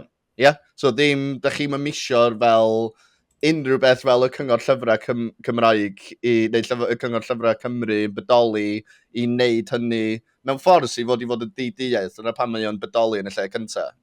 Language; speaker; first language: Welsh; native; Welsh